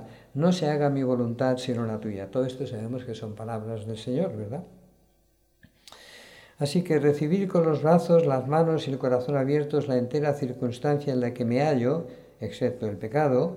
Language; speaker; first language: Spanish; native; Spanish